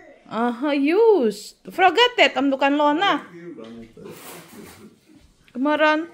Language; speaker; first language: Swedish; non-native, learner; Indonesian